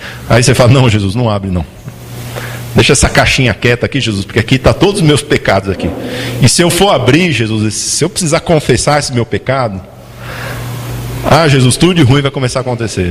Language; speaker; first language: Portuguese; native; Portuguese